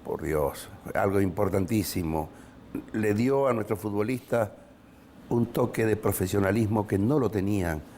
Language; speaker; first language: Spanish; native; Spanish